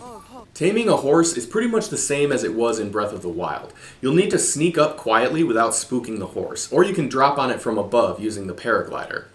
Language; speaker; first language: English; native; English